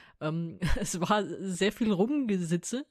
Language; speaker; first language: German; native; German